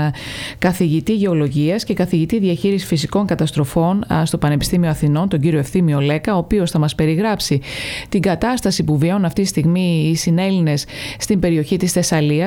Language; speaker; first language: Greek; native; Greek